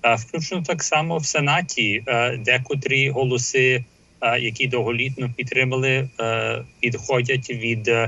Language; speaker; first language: Ukrainian; early bilingual, heritage; Ukrainian